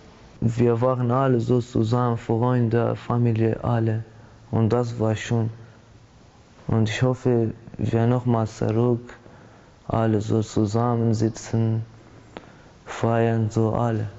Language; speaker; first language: German; non-native, learner; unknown